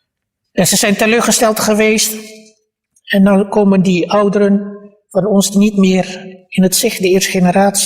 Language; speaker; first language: Dutch; early bilingual, other home language; Malay